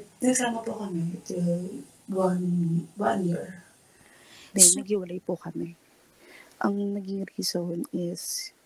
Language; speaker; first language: Filipino; native; Filipino